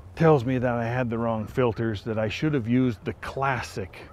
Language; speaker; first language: English; native; English